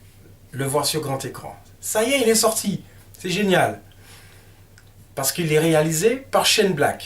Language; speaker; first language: French; native; French